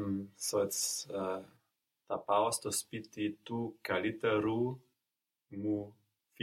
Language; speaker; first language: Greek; non-native, learner; English